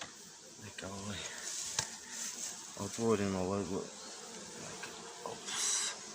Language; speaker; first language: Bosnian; non-native, learner; Russian